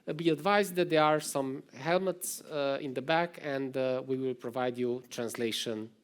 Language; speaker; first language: English; non-native, fluent; Romanian